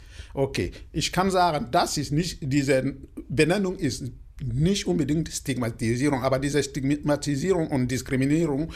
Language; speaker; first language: German; non-native, learner; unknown